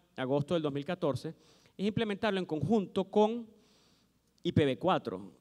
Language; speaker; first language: Spanish; native; Spanish